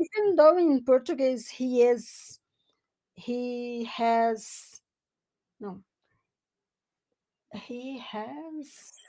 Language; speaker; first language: English; non-native, learner; Portuguese